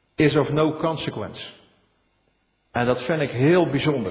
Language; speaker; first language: Dutch; native; Dutch